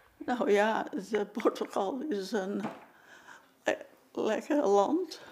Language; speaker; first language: Dutch; non-native, learner; Portuguese